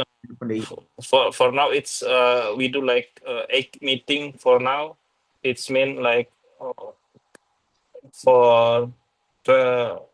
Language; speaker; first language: English; non-native, learner; Indonesian